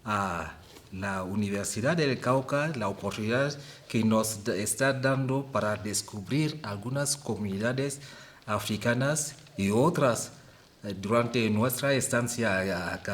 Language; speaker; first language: Spanish; non-native, fluent; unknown